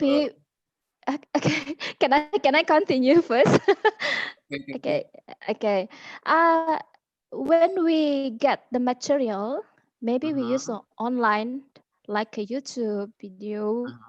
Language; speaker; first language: English; non-native, fluent; Indonesian